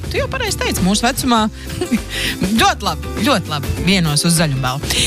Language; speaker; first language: Latvian; native; Latvian